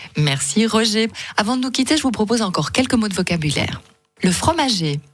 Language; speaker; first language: French; native; French